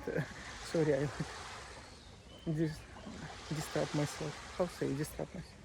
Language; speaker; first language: English; non-native, learner; Russian